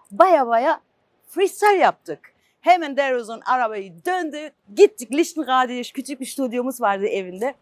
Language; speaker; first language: Turkish; non-native, fluent; Albanian